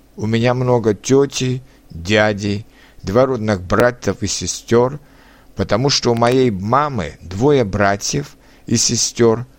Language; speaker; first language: Russian; non-native, fluent; Czech